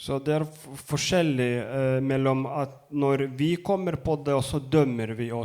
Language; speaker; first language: Norwegian; non-native, fluent; Lithuanian